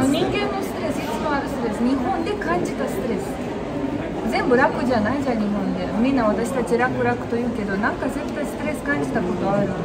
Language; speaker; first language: Japanese; non-native, fluent; Romanian